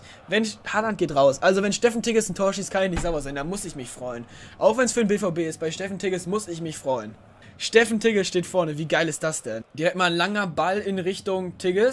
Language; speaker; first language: German; native; German